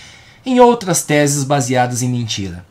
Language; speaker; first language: Portuguese; native; Portuguese